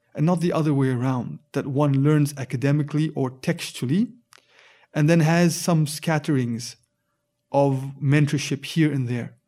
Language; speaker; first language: English; native; English